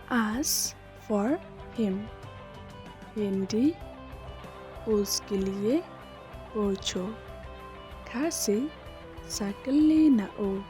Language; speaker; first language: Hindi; non-native, local second language; Khasi